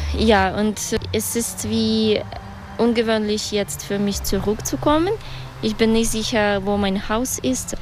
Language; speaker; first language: German; non-native, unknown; Russian